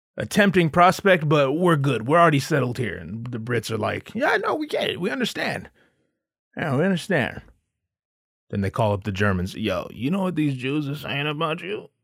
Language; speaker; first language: English; native; English